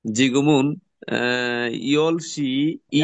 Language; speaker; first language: Korean; non-native, learner; Bangla